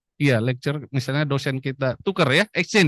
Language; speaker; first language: Indonesian; native; Indonesian